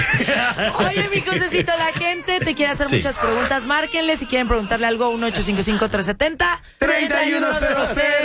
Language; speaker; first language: Spanish; native; Spanish